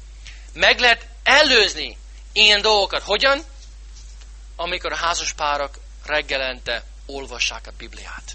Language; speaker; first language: Hungarian; non-native, fluent; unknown